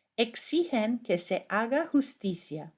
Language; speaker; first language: Spanish; non-native, fluent; English